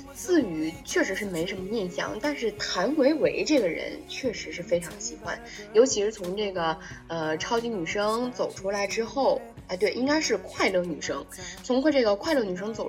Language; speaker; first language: Chinese; native; Chinese